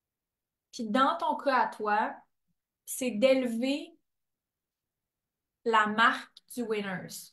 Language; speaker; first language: French; native; French